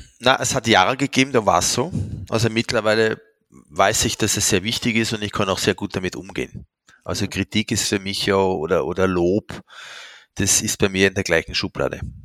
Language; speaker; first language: German; non-native, fluent; French